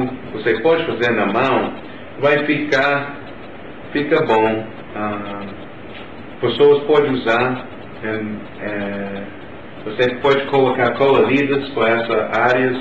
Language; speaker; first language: Portuguese; non-native, learner; English